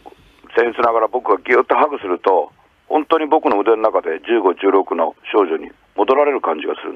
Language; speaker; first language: Japanese; native; Japanese